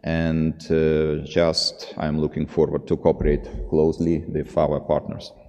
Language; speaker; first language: English; non-native, fluent; Lithuanian